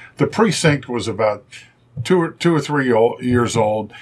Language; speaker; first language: English; native; English